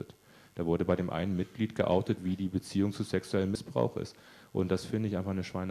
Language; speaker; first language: German; native; German